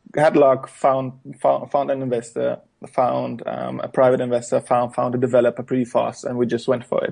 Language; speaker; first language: English; non-native, fluent; German